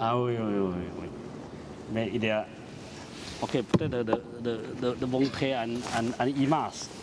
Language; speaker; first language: French; non-native, learner; Chinese